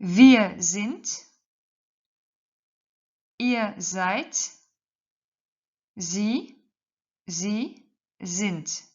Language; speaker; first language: German; non-native, fluent; French